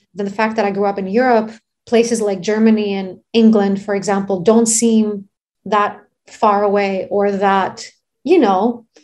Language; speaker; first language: English; non-native, fluent; Greek